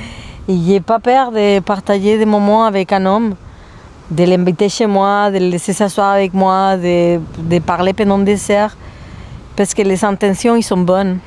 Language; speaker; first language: French; non-native, fluent; Spanish